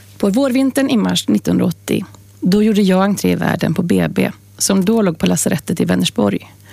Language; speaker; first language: Swedish; native; Swedish